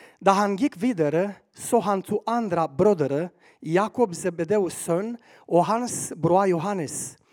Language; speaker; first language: Swedish; non-native, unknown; Romanian